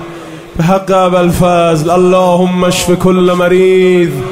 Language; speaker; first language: Persian; native; Persian